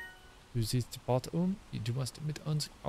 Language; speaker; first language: German; non-native, learner; English